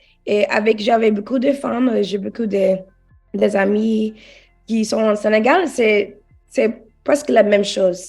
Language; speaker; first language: French; non-native, learner; English